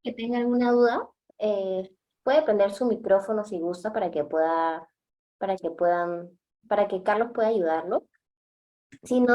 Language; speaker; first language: Spanish; native; Spanish